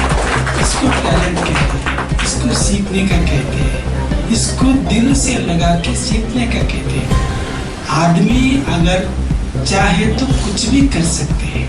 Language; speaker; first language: Hindi; non-native, local second language; Kannada